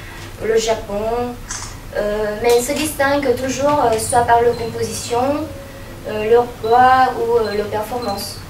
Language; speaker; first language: French; non-native, fluent; Vietnamese